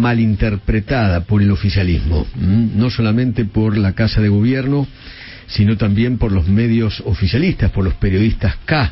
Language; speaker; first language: Spanish; native; Spanish